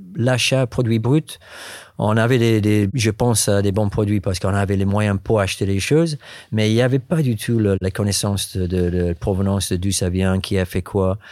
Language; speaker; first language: French; non-native, fluent; English